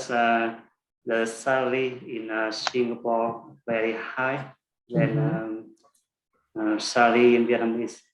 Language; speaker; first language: English; non-native, learner; Vietnamese